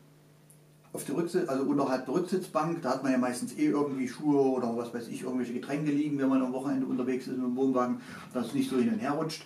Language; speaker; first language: German; native; German